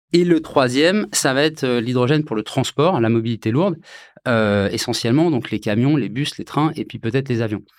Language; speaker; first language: French; native; French